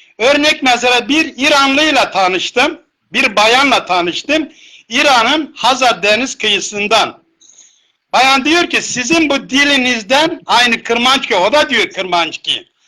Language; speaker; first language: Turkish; non-native, local second language; Zaza